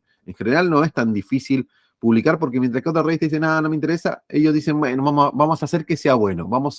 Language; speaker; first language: Spanish; native; Spanish